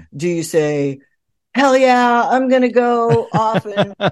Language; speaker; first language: English; native; English